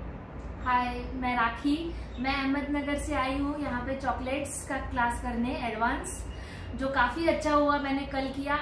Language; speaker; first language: Hindi; non-native, local second language; Marathi